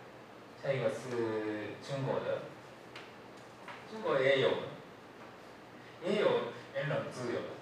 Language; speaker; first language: Chinese; non-native, learner; Japanese